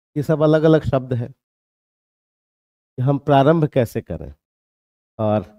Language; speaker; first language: Hindi; native; Hindi